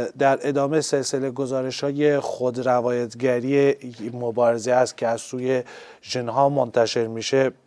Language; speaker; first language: Persian; non-native, local second language; Central Kurdish